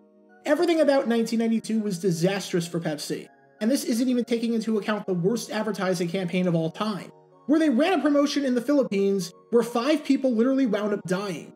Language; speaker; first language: English; native; English